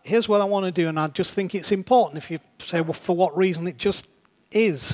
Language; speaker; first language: English; native; English